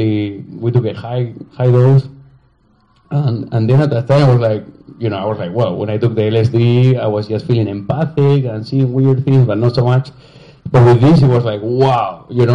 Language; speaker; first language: English; non-native, fluent; Spanish